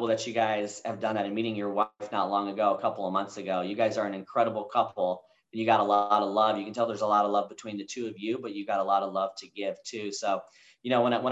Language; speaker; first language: English; native; English